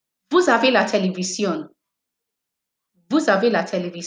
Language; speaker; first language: French; non-native, fluent; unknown